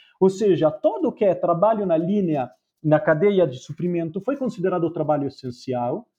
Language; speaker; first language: Portuguese; non-native, fluent; Spanish